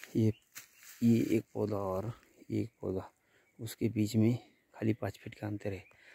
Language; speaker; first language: Hindi; non-native, local second language; Marathi